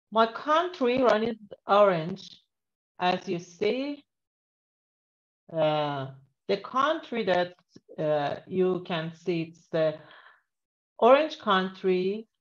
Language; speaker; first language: English; non-native, learner; Persian